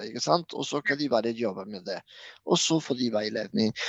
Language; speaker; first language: Norwegian; non-native, fluent; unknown